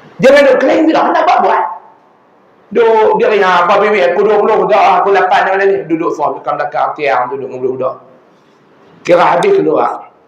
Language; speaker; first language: Malay; native; Malay